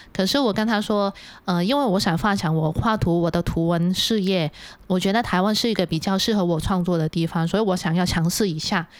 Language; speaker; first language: Chinese; non-native, local second language; Cantonese